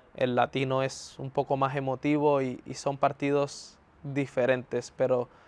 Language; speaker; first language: Spanish; native; Spanish